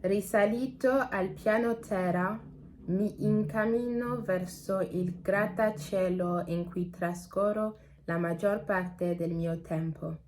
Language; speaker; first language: Italian; non-native, learner; English